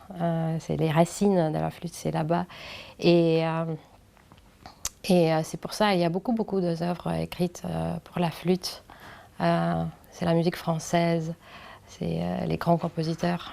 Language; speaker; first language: French; non-native, fluent; Lithuanian